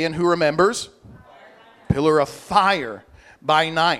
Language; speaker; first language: English; native; English